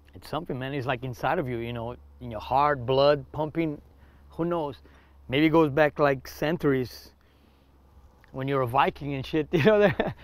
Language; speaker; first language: English; non-native, fluent; Portuguese